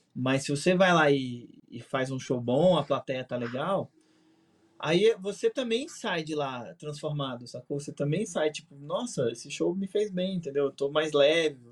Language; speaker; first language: Portuguese; native; Portuguese